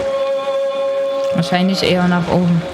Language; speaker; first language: German; native; German